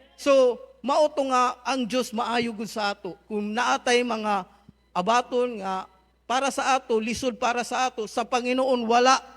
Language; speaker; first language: Cebuano; non-native, local second language; Waray